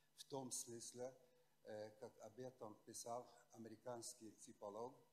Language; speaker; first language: Russian; non-native, fluent; Hungarian